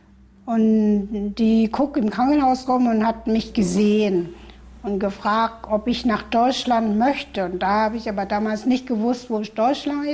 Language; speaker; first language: German; early bilingual, other home language; Vietnamese